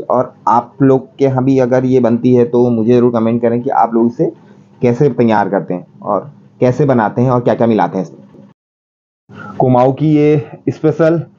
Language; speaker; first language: Hindi; non-native, local second language; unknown